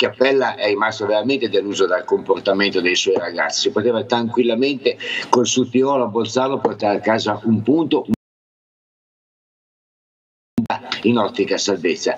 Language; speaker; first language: Italian; native; Italian